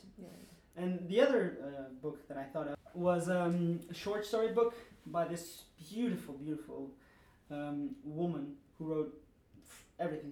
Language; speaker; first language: English; non-native, fluent; Portuguese